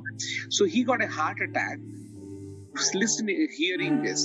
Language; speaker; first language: English; non-native, local second language; Bangla